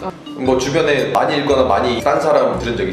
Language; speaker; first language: Korean; native; Korean